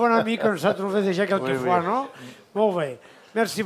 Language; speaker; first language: French; non-native, learner; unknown